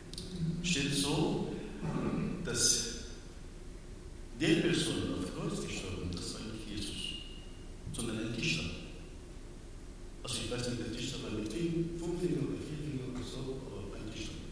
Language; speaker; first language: German; non-native, learner; Persian